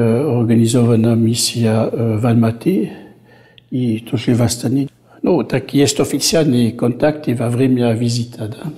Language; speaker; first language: Russian; non-native, fluent; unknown